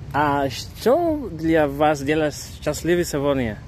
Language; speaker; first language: Russian; non-native, learner; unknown